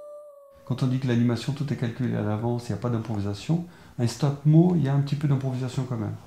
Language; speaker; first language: French; non-native, fluent; Portuguese